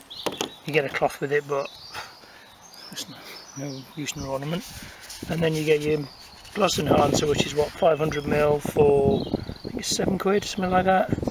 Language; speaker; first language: English; native; English